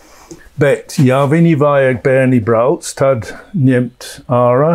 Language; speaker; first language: Latvian; non-native, learner; English